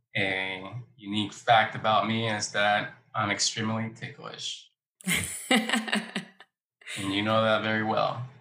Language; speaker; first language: English; early bilingual, other home language; Spanish